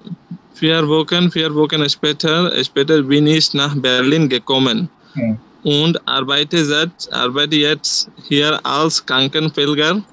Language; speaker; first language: German; non-native, learner; Bangla